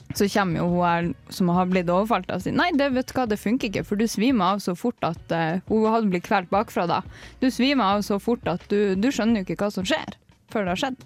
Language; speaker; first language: Norwegian; native; Norwegian